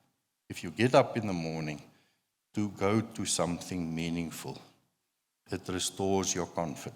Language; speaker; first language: English; non-native, local second language; Afrikaans